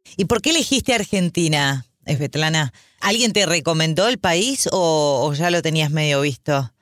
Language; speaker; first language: Spanish; native; Spanish